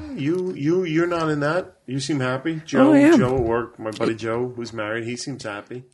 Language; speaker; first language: English; native; English